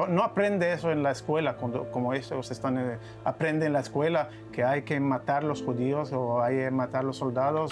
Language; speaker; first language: Spanish; non-native, learner; Hebrew